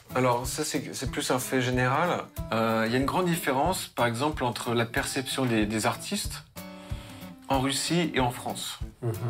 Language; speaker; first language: French; native; French